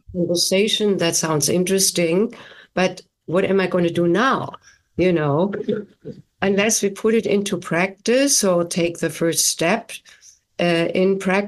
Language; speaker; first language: English; non-native, fluent; German